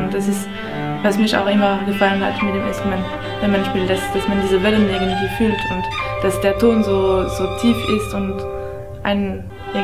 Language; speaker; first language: German; non-native, local second language; French